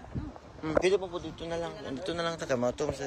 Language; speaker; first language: Filipino; non-native, local second language; Cebuano